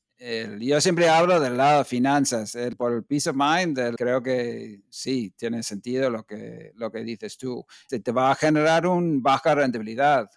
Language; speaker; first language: Spanish; non-native, fluent; English